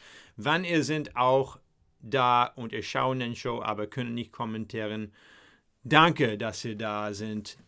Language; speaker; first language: German; non-native, learner; English